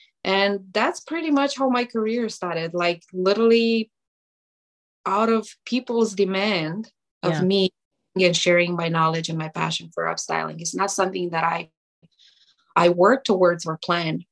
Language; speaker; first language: English; non-native, fluent; Romanian